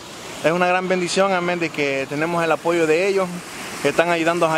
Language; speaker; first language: Spanish; native; Spanish